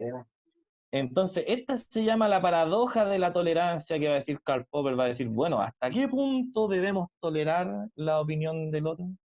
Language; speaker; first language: Spanish; native; Spanish